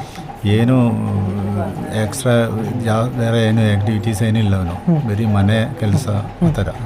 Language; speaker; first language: Kannada; non-native, local second language; Malayalam